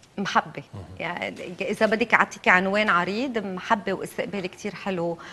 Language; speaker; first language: Arabic; native; Arabic